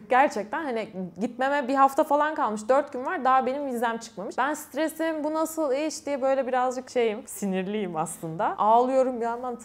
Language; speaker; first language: Turkish; native; Turkish